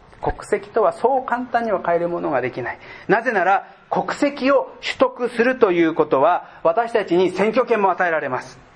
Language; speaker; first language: Japanese; native; Japanese